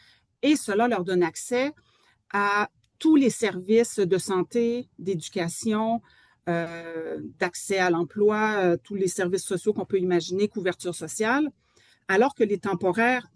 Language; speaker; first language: French; native; French